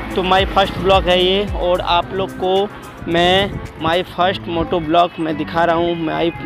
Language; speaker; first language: Hindi; native; Hindi